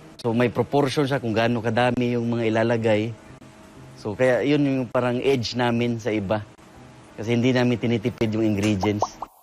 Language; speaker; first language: Filipino; non-native, local second language; Cebuano